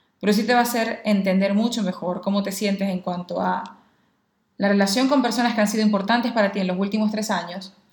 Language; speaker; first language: Spanish; native; Spanish